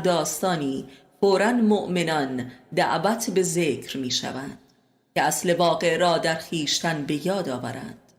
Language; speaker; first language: Persian; native; Persian